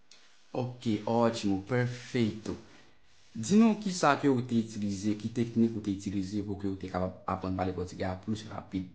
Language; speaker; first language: French; non-native, local second language; Haitian Creole